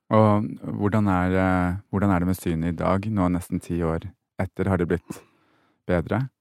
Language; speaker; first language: Norwegian; native; Norwegian